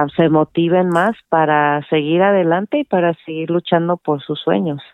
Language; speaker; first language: Spanish; native; Spanish